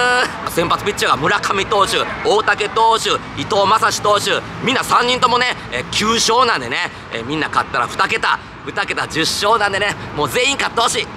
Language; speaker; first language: Japanese; native; Japanese